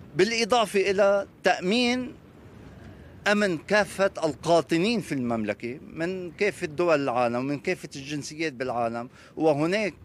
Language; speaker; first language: Arabic; native; Arabic